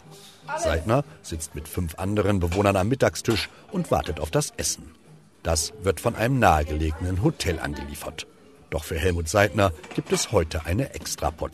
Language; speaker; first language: German; native; German